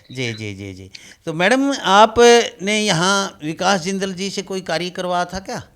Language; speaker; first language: Hindi; native; Hindi